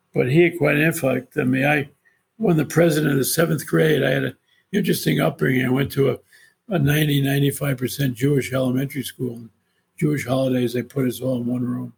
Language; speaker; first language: English; native; English